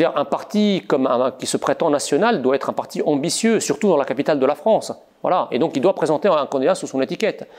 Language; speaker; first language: French; native; French